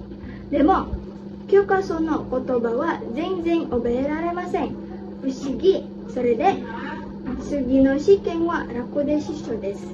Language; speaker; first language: Japanese; non-native, learner; Indonesian